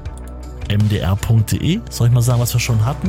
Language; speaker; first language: German; native; German